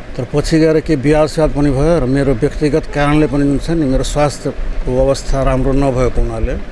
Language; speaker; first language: Nepali; non-native, local second language; Maithili